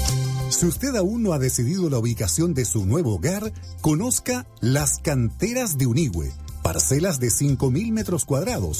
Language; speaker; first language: Spanish; native; Spanish